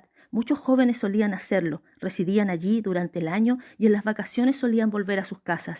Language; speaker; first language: Spanish; native; Spanish